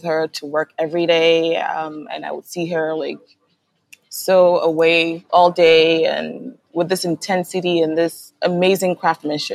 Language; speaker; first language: English; non-native, local second language; Akan